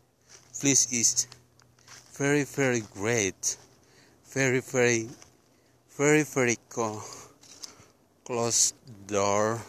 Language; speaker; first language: English; non-native, learner; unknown